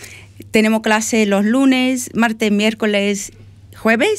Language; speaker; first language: Spanish; non-native, fluent; English